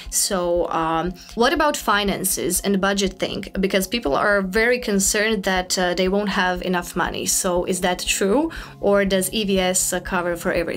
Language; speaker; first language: English; non-native, fluent; Croatian